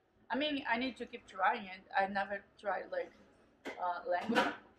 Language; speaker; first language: English; non-native, fluent; Portuguese